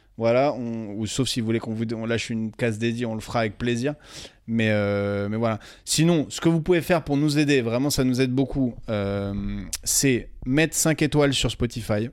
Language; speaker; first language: French; native; French